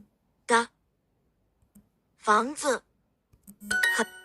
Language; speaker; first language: Chinese; non-native, learner; Korean